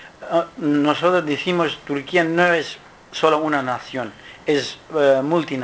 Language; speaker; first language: Spanish; non-native, learner; Kurdish